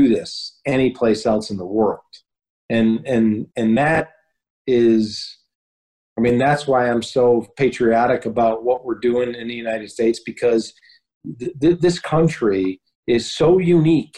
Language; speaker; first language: English; native; English